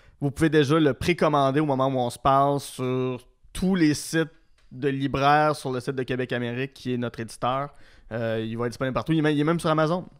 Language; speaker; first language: French; native; French